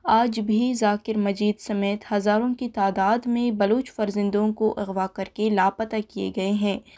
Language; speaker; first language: Urdu; non-native, local second language; Baluchi